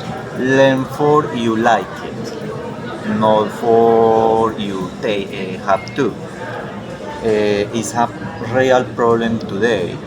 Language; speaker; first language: English; non-native, learner; Spanish